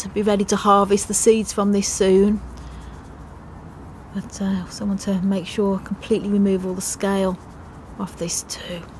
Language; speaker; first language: English; native; English